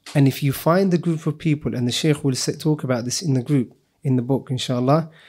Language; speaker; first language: English; native; English